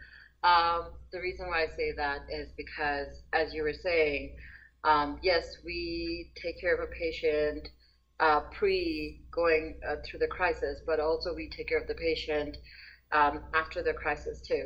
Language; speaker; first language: English; non-native, local second language; Nepali